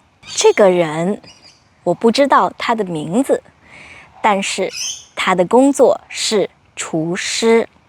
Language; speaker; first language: Chinese; non-native, fluent; English